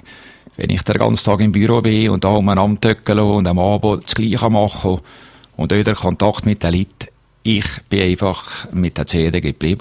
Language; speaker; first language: German; native; German